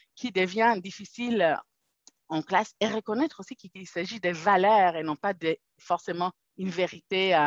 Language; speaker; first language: French; non-native, fluent; Hebrew